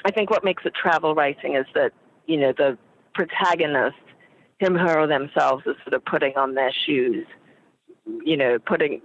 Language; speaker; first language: English; native; English